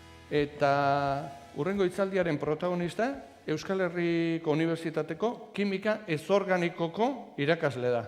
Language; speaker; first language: Basque; native; Basque